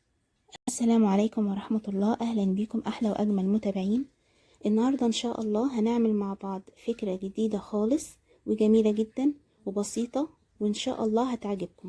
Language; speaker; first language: Arabic; native; Arabic